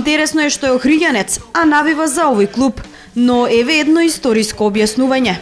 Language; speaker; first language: Macedonian; native; Macedonian